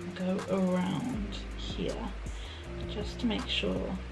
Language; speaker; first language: English; native; English